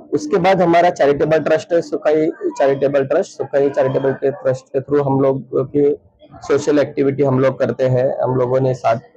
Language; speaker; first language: Hindi; non-native, local second language; Marathi